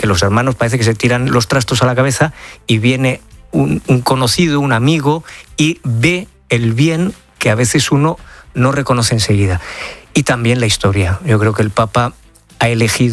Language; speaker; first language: Spanish; native; Spanish